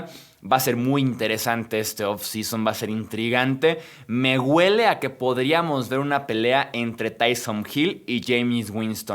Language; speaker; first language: Spanish; native; Spanish